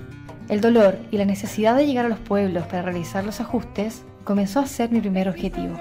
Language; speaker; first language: Spanish; native; Spanish